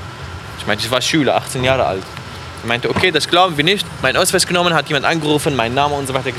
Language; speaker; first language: German; non-native, fluent; Arabic